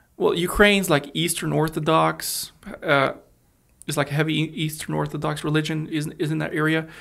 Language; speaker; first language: English; early bilingual, other home language; Russian